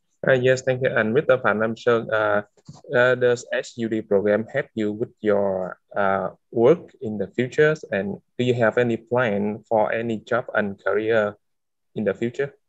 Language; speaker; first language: English; non-native, learner; Vietnamese